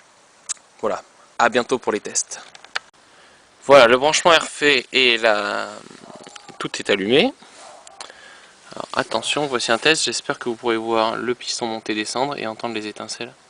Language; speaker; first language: French; native; French